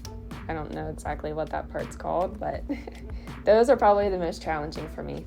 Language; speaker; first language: English; native; English